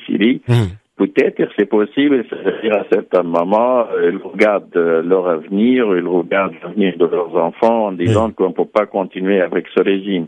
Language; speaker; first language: French; non-native, fluent; Arabic